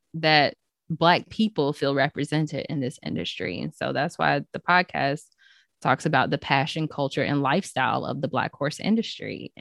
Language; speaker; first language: English; native; English